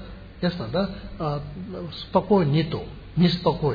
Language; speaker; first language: Russian; non-native, learner; Tibetan